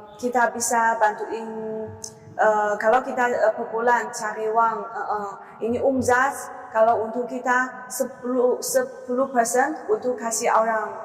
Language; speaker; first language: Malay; non-native, learner; Chinese